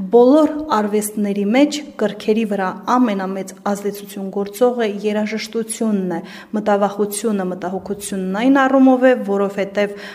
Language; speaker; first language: Armenian; native; Armenian